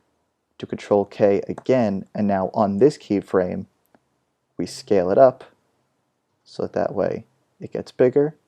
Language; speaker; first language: English; native; English